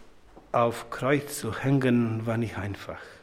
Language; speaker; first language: German; non-native, fluent; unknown